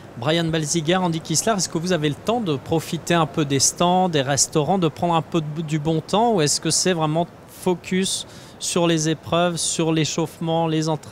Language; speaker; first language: French; native; French